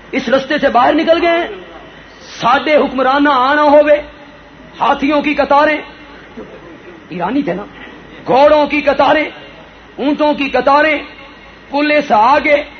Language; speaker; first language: Urdu; non-native, local second language; Punjabi